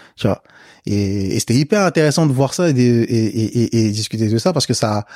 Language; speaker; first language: French; early bilingual, other home language; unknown